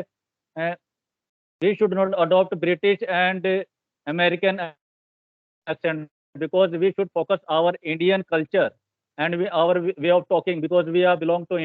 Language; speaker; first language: English; non-native, learner; Hindi